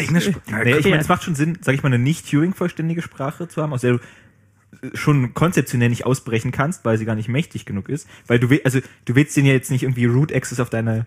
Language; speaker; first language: German; native; German